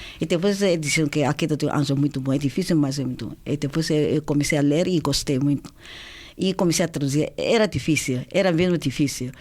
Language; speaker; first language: Portuguese; non-native, fluent; Chinese